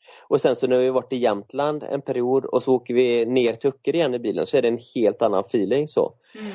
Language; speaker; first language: Swedish; native; Swedish